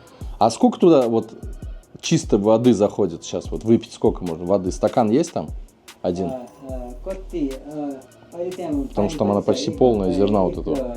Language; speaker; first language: Russian; native; Russian